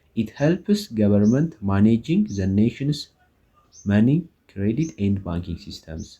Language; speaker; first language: English; non-native, local second language; Amharic